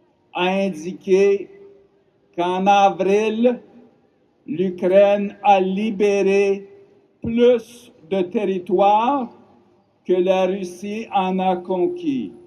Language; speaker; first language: French; non-native, local second language; Ukrainian